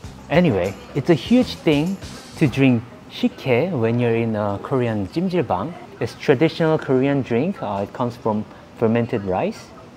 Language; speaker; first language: English; non-native, fluent; Korean